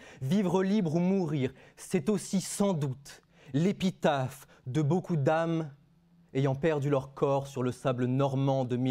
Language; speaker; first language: French; native; French